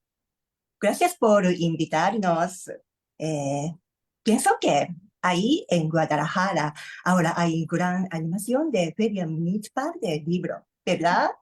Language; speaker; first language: Spanish; non-native, learner; Japanese